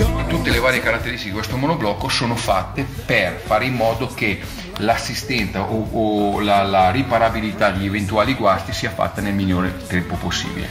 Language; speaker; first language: Italian; native; Italian